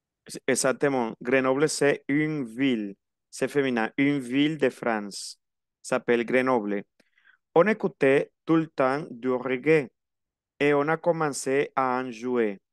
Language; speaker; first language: French; non-native, fluent; Spanish